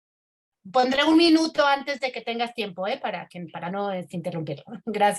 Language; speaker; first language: Spanish; native; Spanish